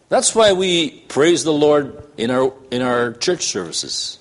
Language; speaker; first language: English; native; English